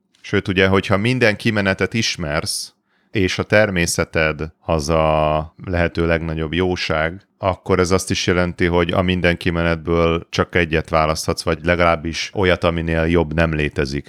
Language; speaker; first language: Hungarian; native; Hungarian